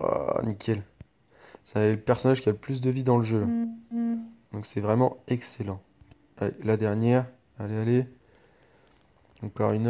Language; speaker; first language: French; native; French